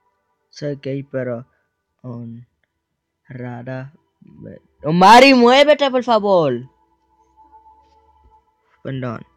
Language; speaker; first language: Spanish; native; Spanish